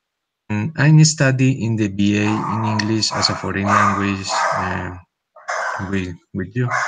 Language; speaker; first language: English; non-native, learner; Spanish